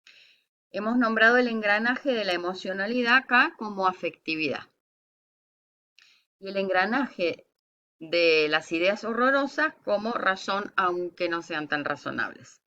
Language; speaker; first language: Spanish; native; Spanish